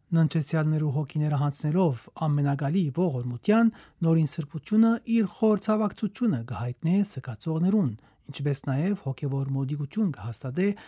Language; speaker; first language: Armenian; early bilingual, heritage; Armenian